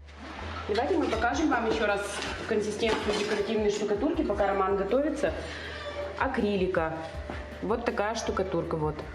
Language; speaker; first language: Russian; native; Russian